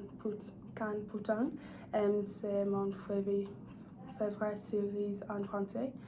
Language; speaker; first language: French; non-native, learner; English